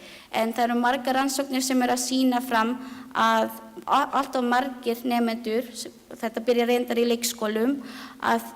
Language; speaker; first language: Icelandic; non-native, learner; Filipino